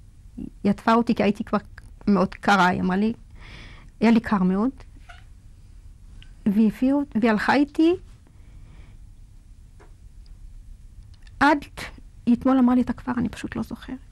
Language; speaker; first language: Hebrew; non-native, fluent; Yiddish